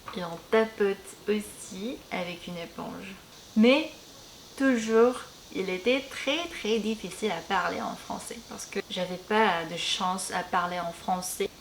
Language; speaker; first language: French; non-native, fluent; Korean